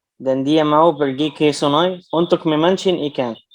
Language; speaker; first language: Indonesian; non-native, learner; Arabic